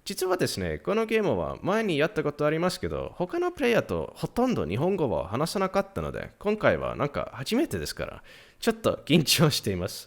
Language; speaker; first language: Japanese; non-native, learner; Estonian